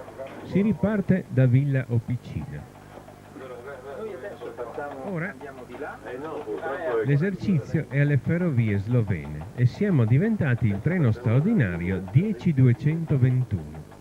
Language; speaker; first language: Italian; native; Italian